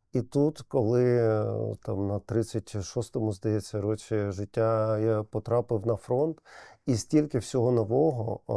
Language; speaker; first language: Ukrainian; non-native, local second language; Russian